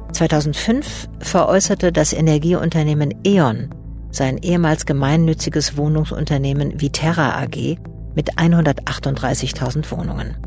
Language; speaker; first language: German; native; German